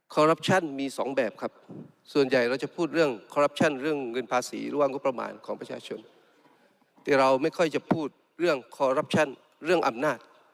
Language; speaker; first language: Thai; non-native, local second language; Malay